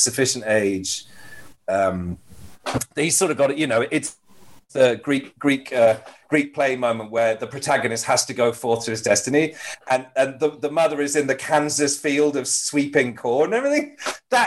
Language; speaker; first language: English; native; English